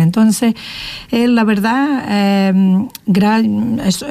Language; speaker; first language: Spanish; non-native, fluent; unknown